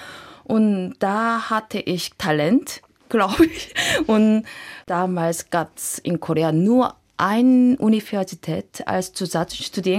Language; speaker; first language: German; non-native, fluent; Korean